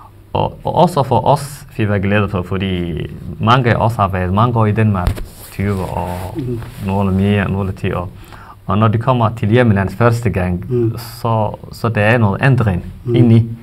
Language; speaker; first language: Danish; non-native, fluent; Somali